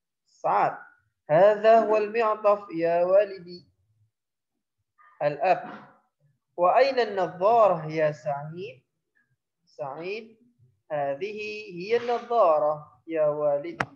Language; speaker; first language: Arabic; non-native, fluent; Indonesian